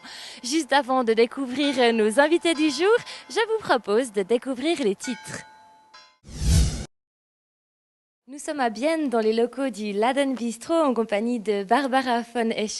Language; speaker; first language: French; native; French